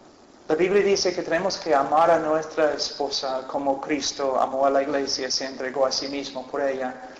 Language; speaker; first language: Spanish; non-native, fluent; English